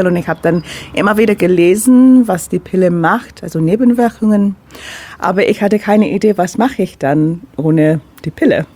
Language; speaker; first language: German; non-native, fluent; English